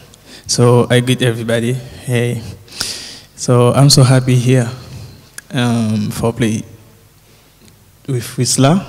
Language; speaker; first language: English; non-native, learner; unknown